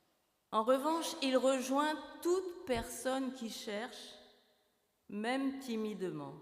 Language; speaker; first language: French; native; French